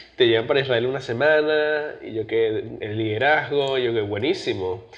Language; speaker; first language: Spanish; early bilingual, heritage; Spanish